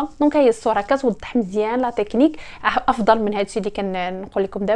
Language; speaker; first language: Arabic; native; Arabic